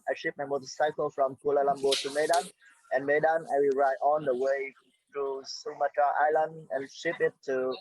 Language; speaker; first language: English; non-native, fluent; Vietnamese